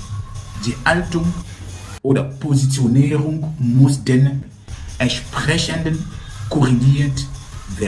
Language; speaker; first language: German; non-native, learner; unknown